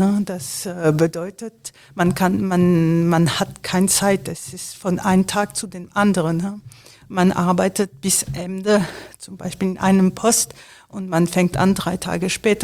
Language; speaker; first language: German; non-native, fluent; French